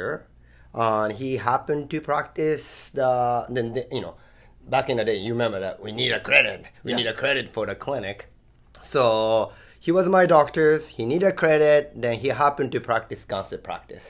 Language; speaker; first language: English; non-native, fluent; Japanese